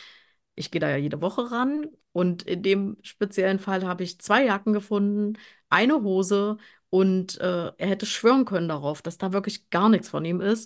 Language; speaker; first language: German; native; German